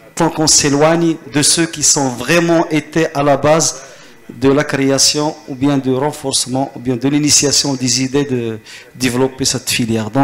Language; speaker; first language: French; non-native, local second language; Arabic